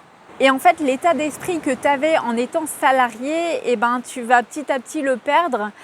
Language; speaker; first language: French; native; French